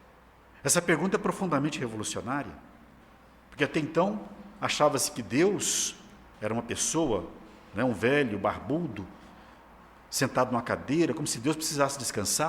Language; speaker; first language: Portuguese; native; Portuguese